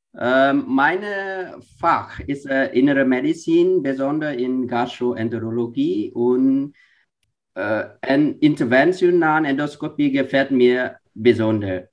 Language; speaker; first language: German; non-native, learner; Vietnamese